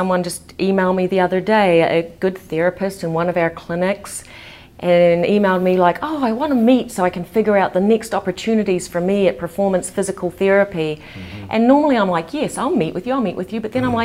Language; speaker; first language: English; native; English